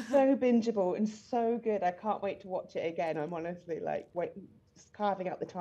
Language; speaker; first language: English; native; English